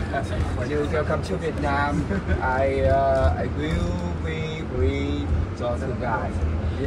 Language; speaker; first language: English; non-native, learner; Vietnamese